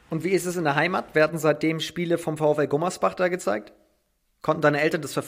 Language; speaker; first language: German; native; German